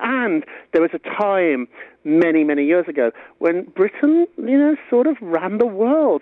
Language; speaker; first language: English; native; English